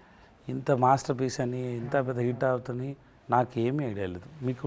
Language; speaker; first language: Telugu; non-native, learner; Tamil